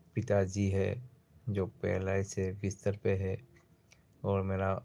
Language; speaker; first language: Hindi; non-native, local second language; Bangla